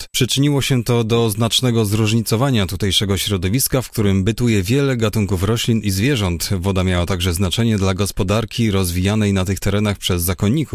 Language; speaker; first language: Polish; native; Polish